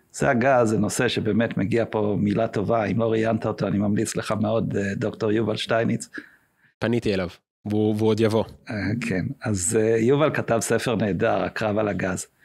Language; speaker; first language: Hebrew; native; Hebrew